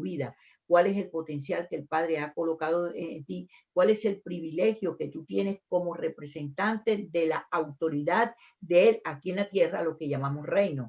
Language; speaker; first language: Spanish; native; Spanish